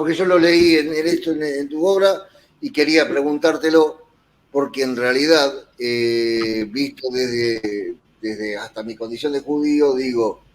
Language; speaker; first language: Spanish; native; Spanish